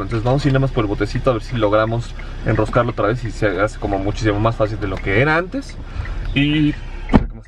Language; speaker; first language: Spanish; native; Spanish